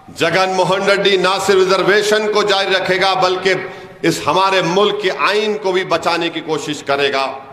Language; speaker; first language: Urdu; native; Urdu